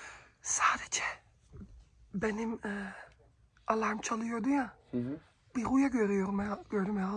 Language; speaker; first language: Turkish; early bilingual, heritage; Turkish